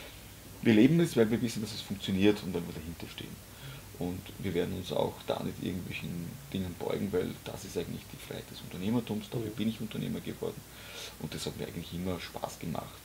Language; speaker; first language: German; native; German